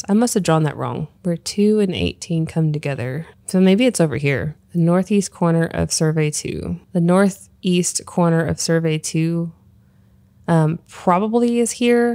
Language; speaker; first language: English; native; English